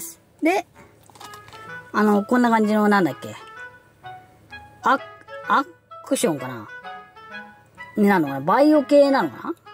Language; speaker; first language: Japanese; native; Japanese